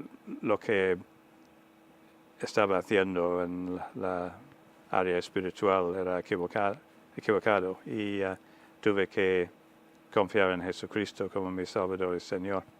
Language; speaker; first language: Spanish; non-native, fluent; English